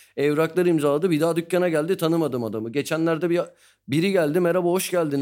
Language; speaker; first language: Turkish; native; Turkish